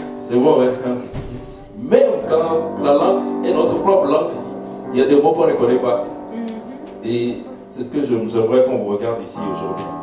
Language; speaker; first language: French; non-native, local second language; Haitian Creole